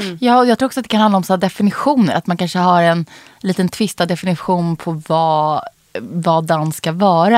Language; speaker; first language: Swedish; native; Swedish